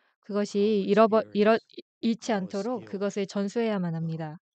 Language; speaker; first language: Korean; native; Korean